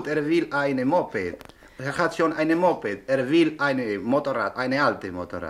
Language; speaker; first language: German; non-native, learner; Spanish